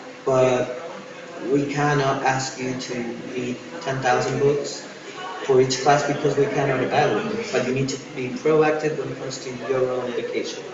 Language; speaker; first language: English; non-native, fluent; Spanish